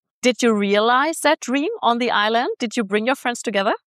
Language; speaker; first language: English; non-native, fluent; German